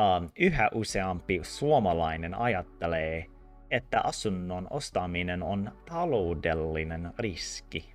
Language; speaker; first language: Finnish; non-native, learner; English